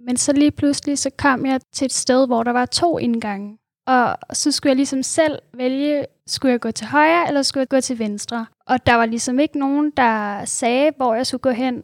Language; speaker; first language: Danish; native; Danish